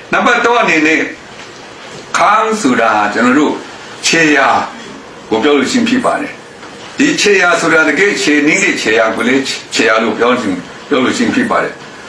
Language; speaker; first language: Burmese; non-native, local second language; Kachin